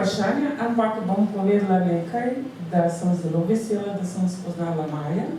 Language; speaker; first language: Slovenian; non-native, learner; Portuguese